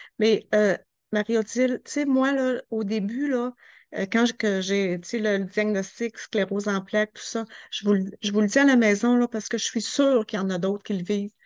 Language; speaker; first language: French; native; French